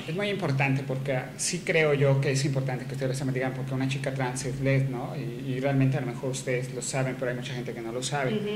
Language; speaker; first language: Spanish; native; Spanish